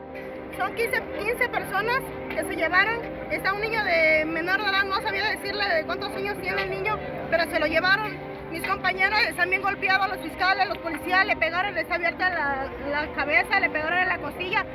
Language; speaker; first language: Spanish; native; Spanish